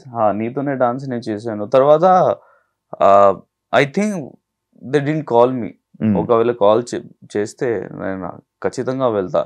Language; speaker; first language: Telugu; non-native, fluent; Urdu